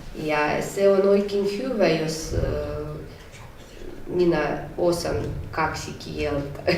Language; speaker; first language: Finnish; non-native, learner; Russian